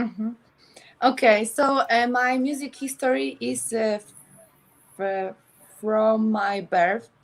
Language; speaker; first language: English; non-native, learner; Polish